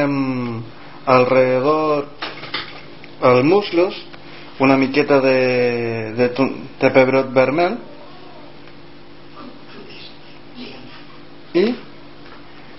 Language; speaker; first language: Catalan; non-native, learner; Spanish